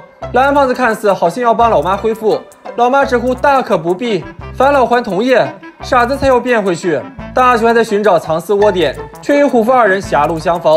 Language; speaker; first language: Chinese; native; Chinese